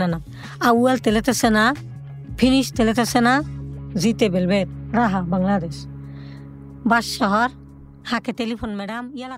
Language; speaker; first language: Arabic; non-native, learner; Bangla